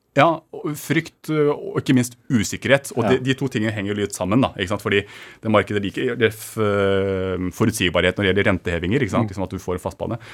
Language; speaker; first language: Norwegian; early bilingual, other home language; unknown